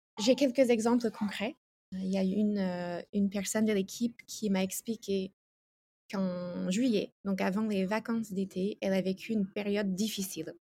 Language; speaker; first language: French; non-native, fluent; English